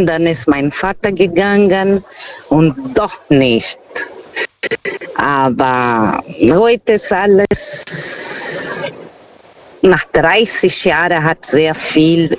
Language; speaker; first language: German; non-native, fluent; Portuguese